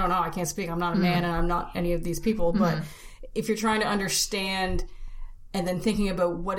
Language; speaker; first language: English; native; English